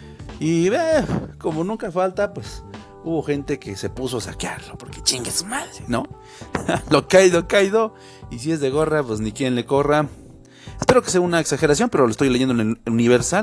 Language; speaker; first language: Spanish; native; Spanish